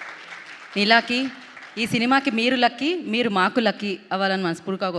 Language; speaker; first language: Telugu; native; Telugu